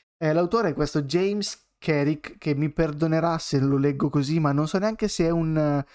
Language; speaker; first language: Italian; native; Italian